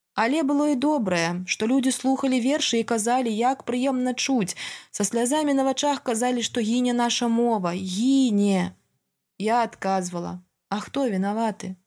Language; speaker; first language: Belarusian; native; Belarusian